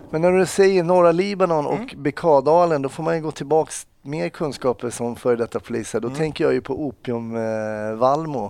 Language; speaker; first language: Swedish; native; Swedish